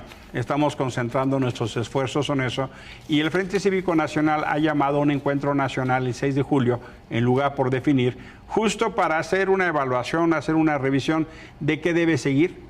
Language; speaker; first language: Spanish; native; Spanish